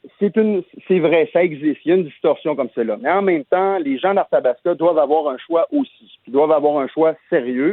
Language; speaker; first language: French; native; French